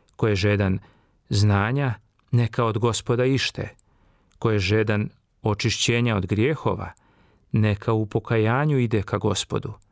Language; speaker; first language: Serbian; native; Serbian